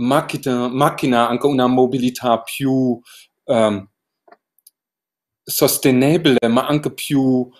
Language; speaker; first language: Italian; non-native, learner; German